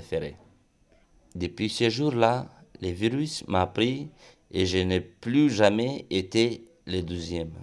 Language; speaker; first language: French; non-native, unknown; Romanian